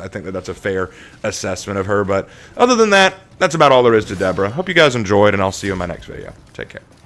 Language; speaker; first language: English; native; English